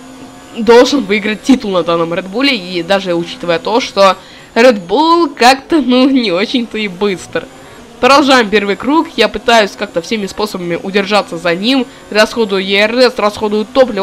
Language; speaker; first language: Russian; native; Russian